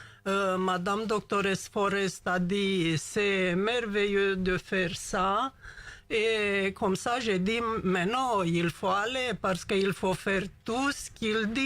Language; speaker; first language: French; non-native, learner; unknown